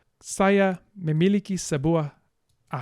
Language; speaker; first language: Indonesian; non-native, learner; English